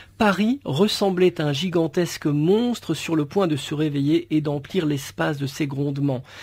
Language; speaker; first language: French; native; French